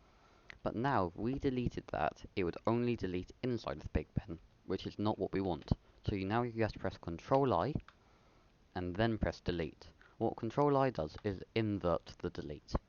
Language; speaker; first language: English; native; English